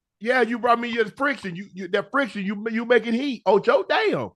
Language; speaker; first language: English; native; English